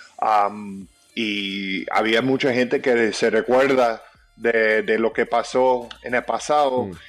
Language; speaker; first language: Spanish; early bilingual, heritage; English